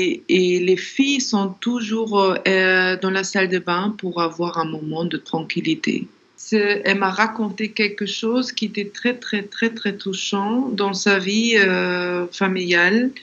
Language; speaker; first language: French; non-native, fluent; German